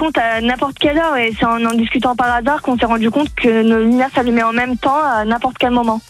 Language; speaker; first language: French; native; French